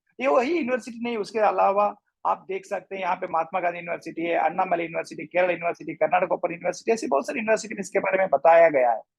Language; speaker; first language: Hindi; non-native, local second language; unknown